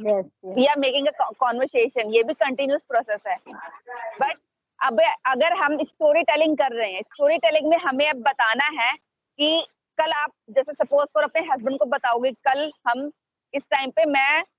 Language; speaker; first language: Hindi; native; Hindi